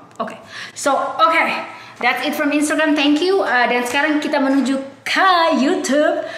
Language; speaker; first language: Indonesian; native; Indonesian